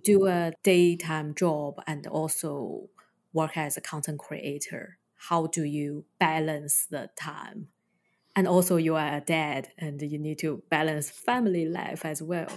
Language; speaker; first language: English; non-native, fluent; Chinese